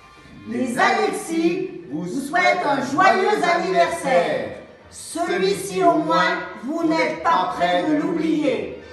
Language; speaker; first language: French; native; French